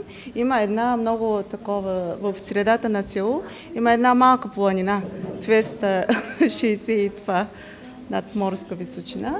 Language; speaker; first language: Bulgarian; non-native, fluent; Korean